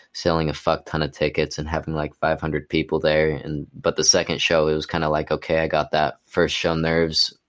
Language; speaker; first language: English; native; English